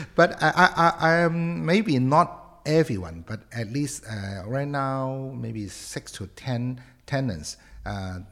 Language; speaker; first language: English; non-native, local second language; Cantonese